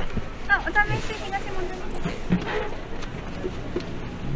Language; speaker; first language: Japanese; native; Japanese